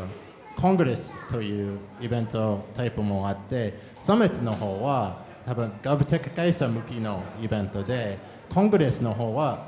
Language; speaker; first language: Japanese; non-native, fluent; English